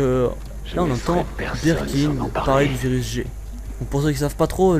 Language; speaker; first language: French; native; French